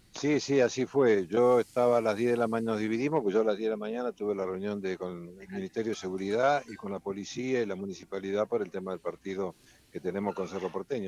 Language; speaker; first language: Spanish; native; Spanish